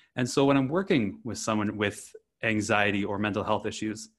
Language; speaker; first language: English; native; English